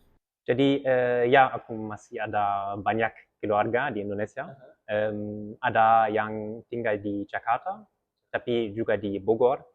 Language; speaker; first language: Indonesian; early bilingual, heritage; German